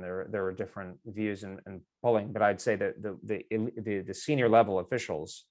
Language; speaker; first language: English; native; English